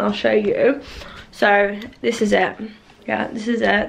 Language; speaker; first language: English; early bilingual, other home language; Persian